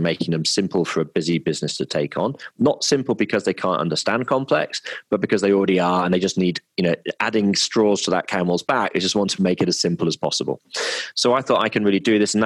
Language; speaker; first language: English; native; English